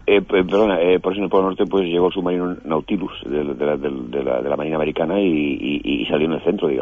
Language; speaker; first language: Spanish; native; Spanish